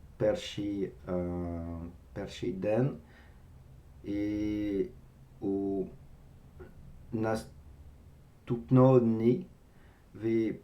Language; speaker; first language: Ukrainian; non-native, learner; French